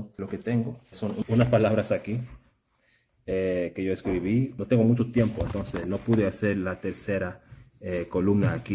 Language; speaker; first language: Spanish; early bilingual, heritage; Spanish